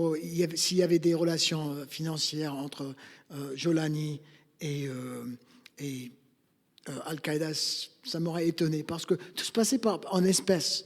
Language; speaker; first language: French; non-native, fluent; English